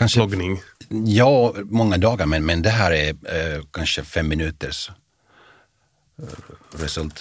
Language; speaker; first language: Swedish; non-native, fluent; Finnish